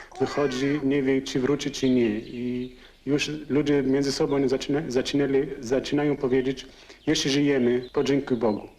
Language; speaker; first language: Polish; non-native, fluent; Arabic